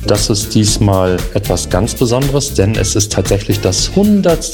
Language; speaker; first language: German; native; German